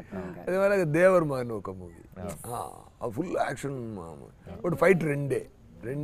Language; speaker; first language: Telugu; non-native, learner; Tamil